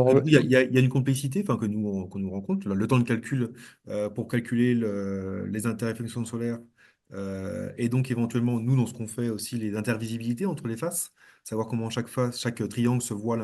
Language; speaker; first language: French; native; French